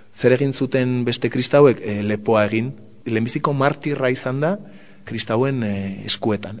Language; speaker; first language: Basque; non-native, local second language; Spanish